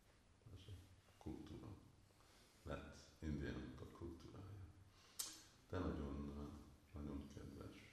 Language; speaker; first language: Hungarian; early bilingual, heritage; Hungarian